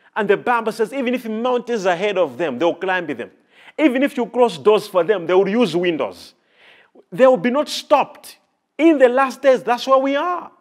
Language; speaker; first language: English; non-native, local second language; Nyanja